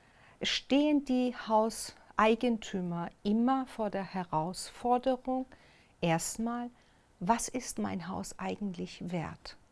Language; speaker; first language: German; non-native, fluent; Persian